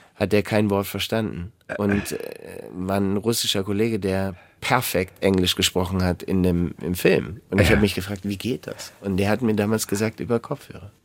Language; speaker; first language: German; native; German